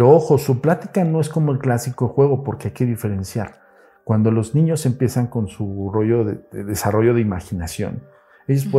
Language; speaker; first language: Spanish; native; Spanish